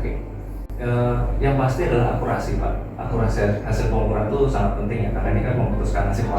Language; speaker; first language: Indonesian; native; Indonesian